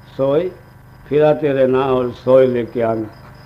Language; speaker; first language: Hindi; non-native, local second language; Gujarati